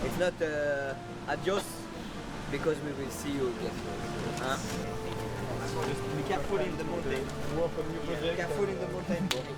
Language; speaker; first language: English; non-native, learner; French